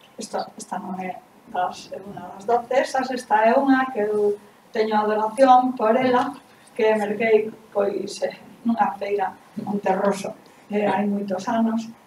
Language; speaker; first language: Galician; non-native, local second language; Spanish